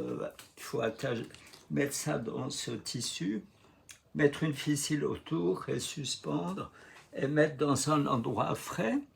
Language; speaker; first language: French; non-native, fluent; Russian